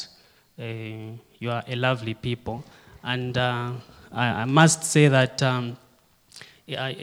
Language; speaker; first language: English; non-native, local second language; Bemba